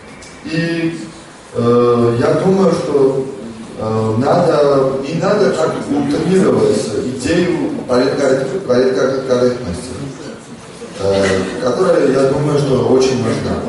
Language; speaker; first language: Russian; non-native, fluent; Georgian